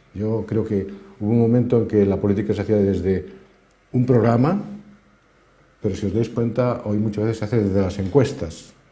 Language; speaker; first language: Spanish; native; Spanish